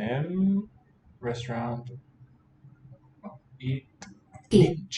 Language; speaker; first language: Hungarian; non-native, learner; English